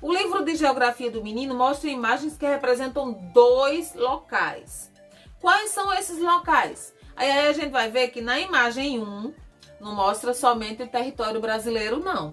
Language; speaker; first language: Portuguese; native; Portuguese